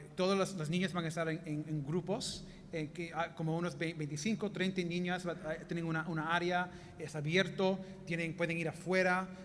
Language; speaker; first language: Spanish; early bilingual, heritage; Spanish